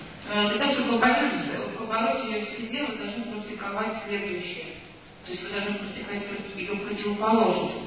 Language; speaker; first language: Russian; native; Russian